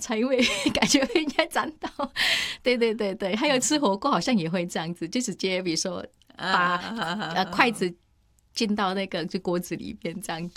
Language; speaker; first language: Chinese; non-native, fluent; Indonesian